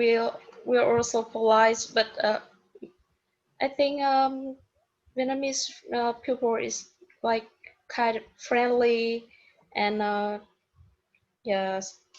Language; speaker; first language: English; non-native, learner; Vietnamese